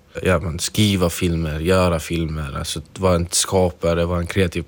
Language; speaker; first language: Swedish; non-native, fluent; Arabic